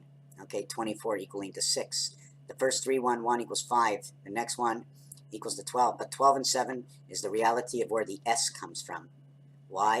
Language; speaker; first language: English; native; English